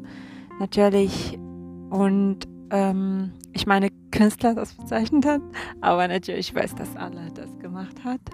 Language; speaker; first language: German; non-native, learner; Arabic